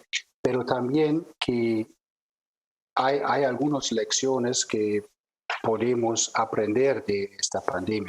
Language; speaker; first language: Spanish; non-native, fluent; German